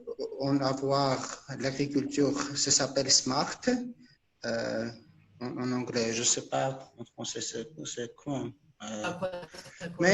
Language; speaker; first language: French; non-native, fluent; Armenian